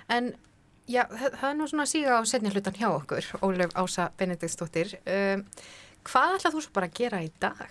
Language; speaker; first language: Icelandic; native; Icelandic